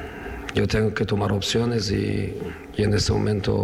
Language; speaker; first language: Spanish; non-native, fluent; Italian